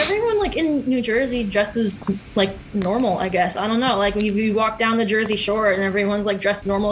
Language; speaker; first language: English; native; English